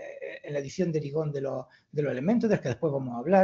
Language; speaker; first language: Spanish; native; Spanish